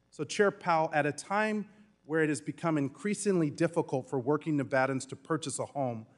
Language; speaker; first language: English; native; English